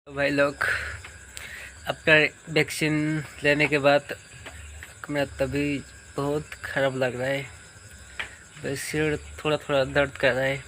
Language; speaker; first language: Hindi; non-native, local second language; Santali